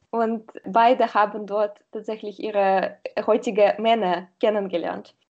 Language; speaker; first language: German; non-native, fluent; Russian